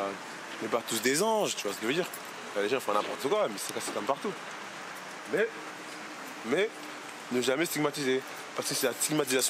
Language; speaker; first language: French; native; French